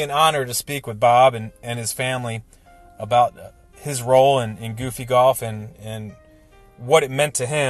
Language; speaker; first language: English; native; English